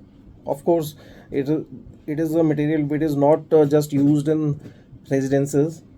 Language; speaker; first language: English; non-native, local second language; Hindi